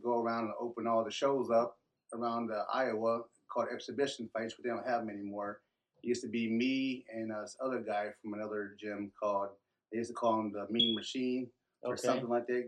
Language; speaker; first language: English; native; English